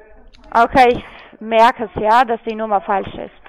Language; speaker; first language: German; non-native, learner; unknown